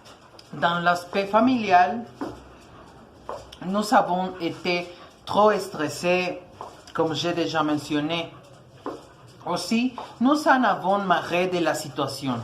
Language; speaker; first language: French; non-native, learner; Spanish